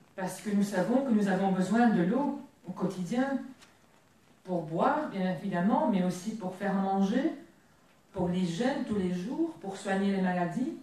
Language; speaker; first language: French; non-native, local second language; Dutch